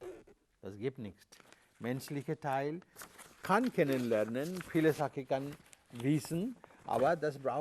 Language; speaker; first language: German; non-native, learner; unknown